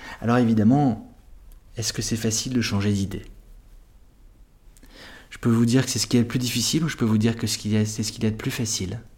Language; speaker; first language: French; native; French